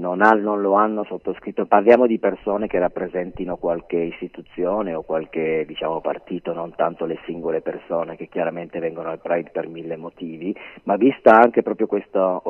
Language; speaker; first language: Italian; native; Italian